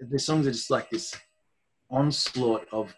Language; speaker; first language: English; native; English